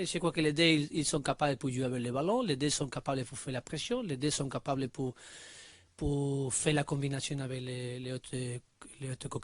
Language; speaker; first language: French; non-native, learner; Spanish